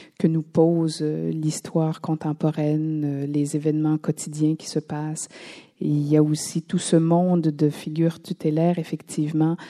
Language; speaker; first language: French; native; French